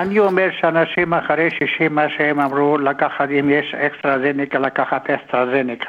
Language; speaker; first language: Hebrew; non-native, fluent; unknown